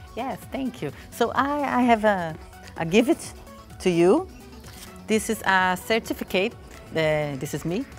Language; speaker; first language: English; non-native, learner; Portuguese